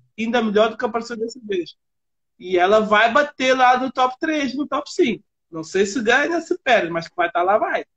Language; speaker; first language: Portuguese; native; Portuguese